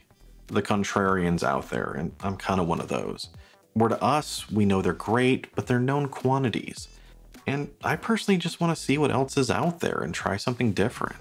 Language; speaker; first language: English; native; English